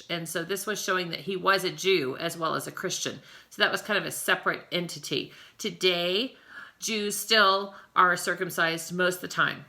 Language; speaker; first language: English; native; English